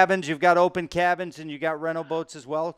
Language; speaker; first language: English; native; English